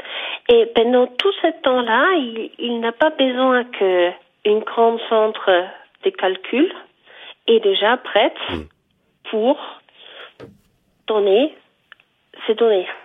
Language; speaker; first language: French; non-native, fluent; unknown